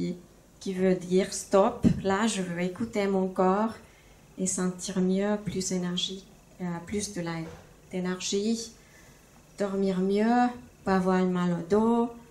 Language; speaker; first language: French; non-native, fluent; Finnish